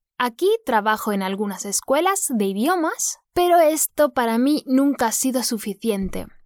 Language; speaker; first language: Spanish; native; Spanish